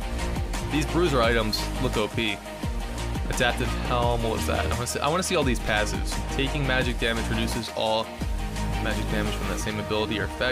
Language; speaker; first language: English; native; English